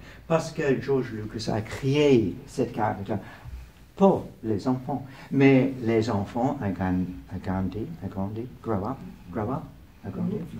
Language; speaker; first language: French; non-native, learner; English